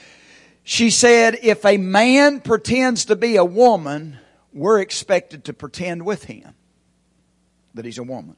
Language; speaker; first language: English; native; English